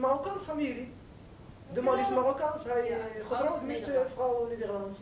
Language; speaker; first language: Dutch; non-native, learner; Arabic